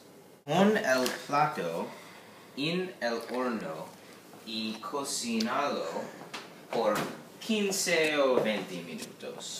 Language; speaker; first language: Spanish; non-native, learner; English